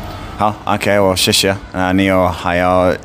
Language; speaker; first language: Chinese; non-native, fluent; English